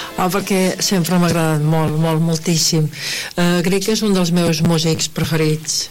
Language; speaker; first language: Catalan; early bilingual, heritage; Catalan